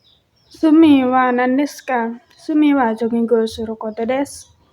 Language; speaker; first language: Japanese; non-native, learner; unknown